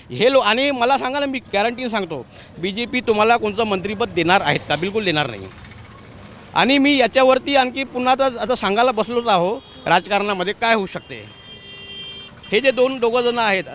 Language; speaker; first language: Marathi; native; Marathi